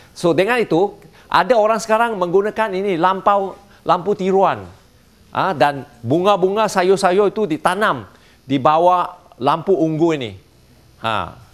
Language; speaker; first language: Malay; non-native, local second language; Chinese